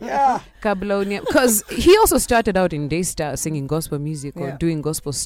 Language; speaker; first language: English; non-native, local second language; Kamba